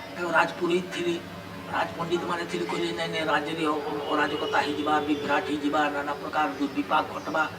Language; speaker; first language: Odia; native; Odia